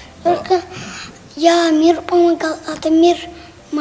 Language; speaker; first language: Russian; non-native, local second language; Tajik